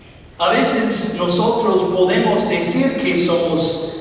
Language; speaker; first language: Spanish; non-native, fluent; English